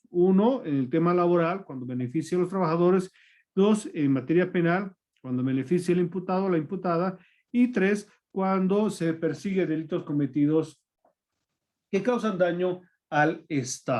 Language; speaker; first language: Spanish; native; Spanish